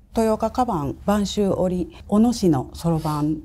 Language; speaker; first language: Japanese; native; Japanese